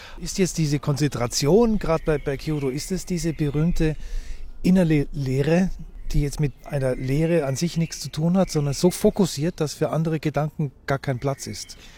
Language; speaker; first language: German; native; German